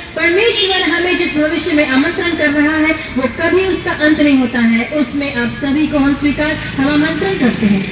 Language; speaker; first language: Hindi; non-native, local second language; Malayalam